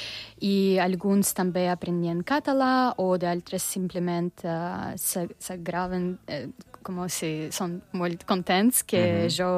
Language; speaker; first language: Catalan; non-native, learner; Russian